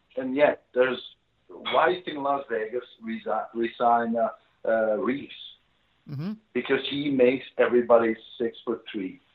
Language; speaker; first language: English; non-native, fluent; Czech